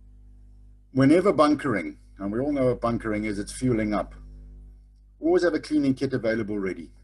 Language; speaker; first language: English; native; English